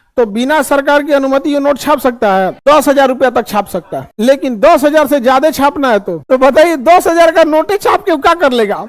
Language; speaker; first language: Hindi; native; Hindi